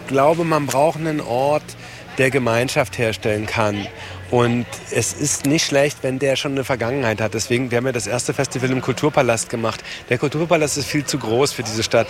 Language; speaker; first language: German; native; German